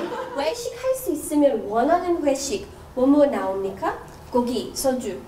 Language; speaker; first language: Korean; non-native, learner; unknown